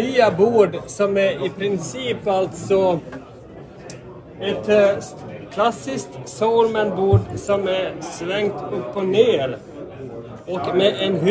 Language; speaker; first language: Swedish; native; Swedish